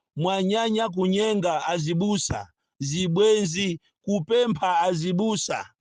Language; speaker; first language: Nyanja; non-native, local second language; Yao